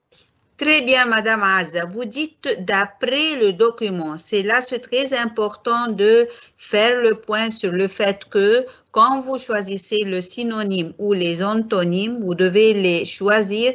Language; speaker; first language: French; non-native, fluent; Arabic